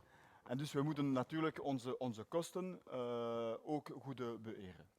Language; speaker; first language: Dutch; non-native, learner; French